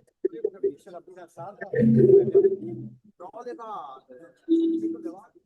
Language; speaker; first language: Italian; non-native, learner; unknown